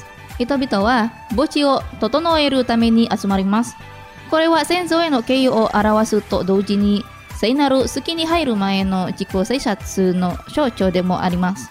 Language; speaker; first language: Japanese; non-native, fluent; Indonesian